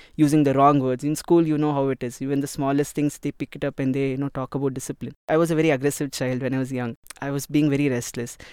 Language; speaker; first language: English; non-native, local second language; Kannada